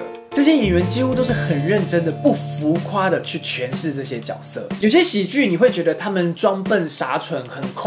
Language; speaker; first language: Chinese; native; Chinese